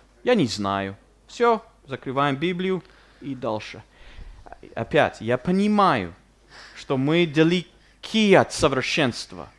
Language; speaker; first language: Russian; non-native, fluent; English